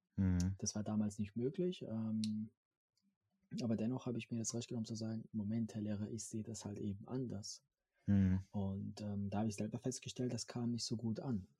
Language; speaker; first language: German; non-native, fluent; French